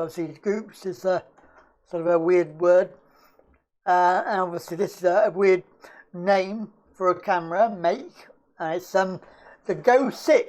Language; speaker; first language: English; native; English